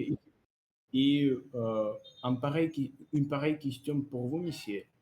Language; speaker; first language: French; non-native, learner; Russian